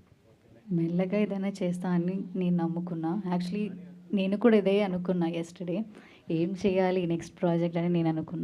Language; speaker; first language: Telugu; non-native, learner; Malayalam